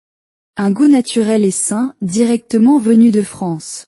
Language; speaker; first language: French; non-native, learner; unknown